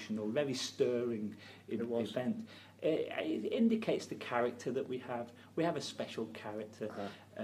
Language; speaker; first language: English; native; English